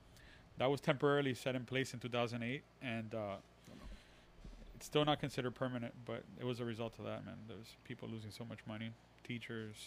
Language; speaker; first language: English; early bilingual, other home language; Spanish